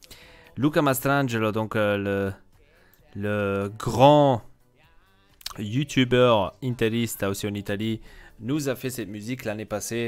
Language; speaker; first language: French; native; French